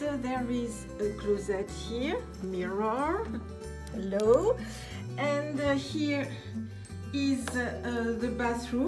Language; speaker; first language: English; non-native, fluent; French